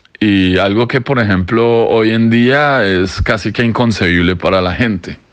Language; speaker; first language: Spanish; native; Spanish